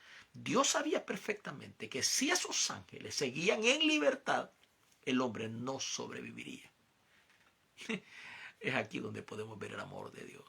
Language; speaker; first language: Spanish; native; Spanish